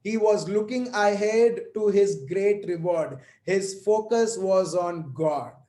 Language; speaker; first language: English; non-native, local second language; Hindi